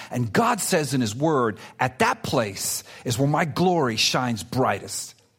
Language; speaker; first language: English; early bilingual, other home language; Spanish